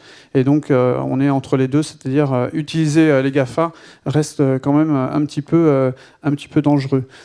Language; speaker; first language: French; native; French